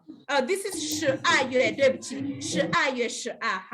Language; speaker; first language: Chinese; non-native, fluent; English